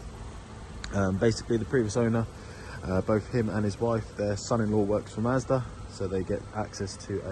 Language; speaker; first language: English; native; English